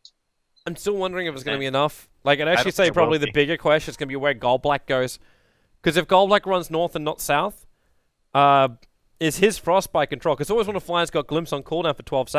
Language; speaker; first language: English; native; English